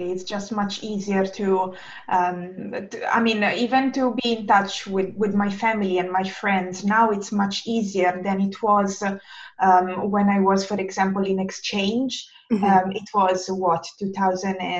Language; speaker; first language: English; non-native, fluent; Italian